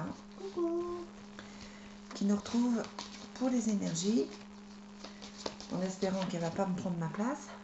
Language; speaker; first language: French; native; French